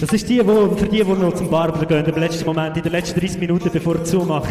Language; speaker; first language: German; native; German